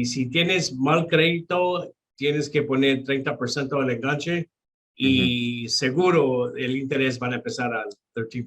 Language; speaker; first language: Spanish; non-native, local second language; English